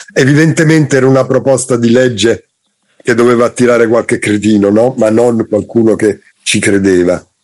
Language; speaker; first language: Italian; native; Italian